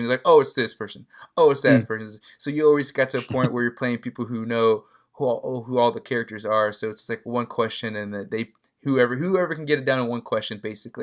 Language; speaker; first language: English; native; English